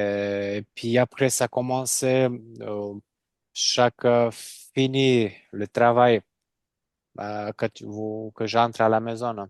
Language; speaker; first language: French; non-native, learner; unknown